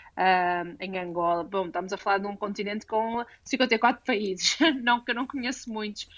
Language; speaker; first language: Portuguese; native; Portuguese